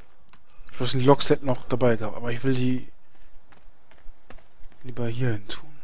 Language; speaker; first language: German; native; German